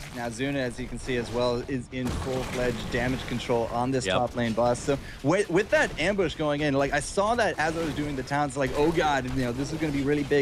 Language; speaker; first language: English; native; English